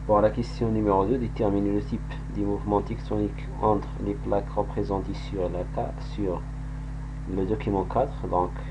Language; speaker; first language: French; non-native, local second language; Arabic